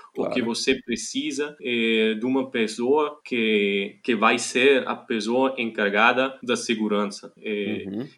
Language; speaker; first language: Portuguese; non-native, fluent; German